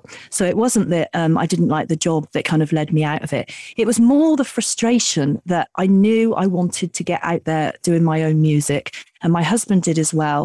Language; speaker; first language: English; native; English